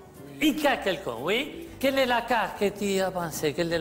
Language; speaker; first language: French; non-native, learner; Spanish